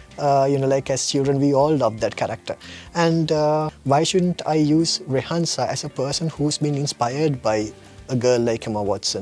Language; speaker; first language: English; non-native, local second language; Sinhala